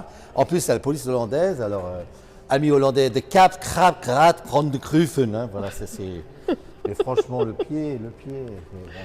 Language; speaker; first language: French; native; French